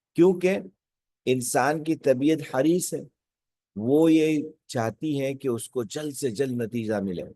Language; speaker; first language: Urdu; native; Urdu